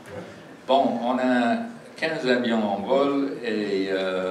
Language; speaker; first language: French; non-native, fluent; English